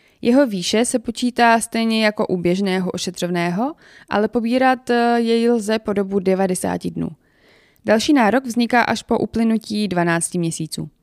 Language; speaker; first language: Czech; native; Czech